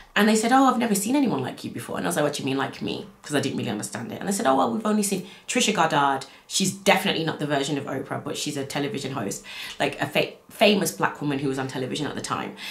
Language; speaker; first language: English; native; English